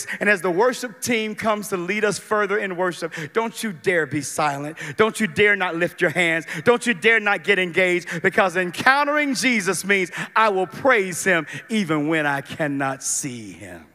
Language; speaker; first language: English; native; English